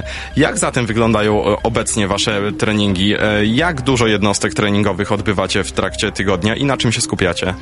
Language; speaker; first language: Polish; native; Polish